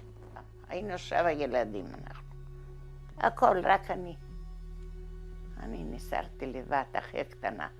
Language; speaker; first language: Hebrew; non-native, fluent; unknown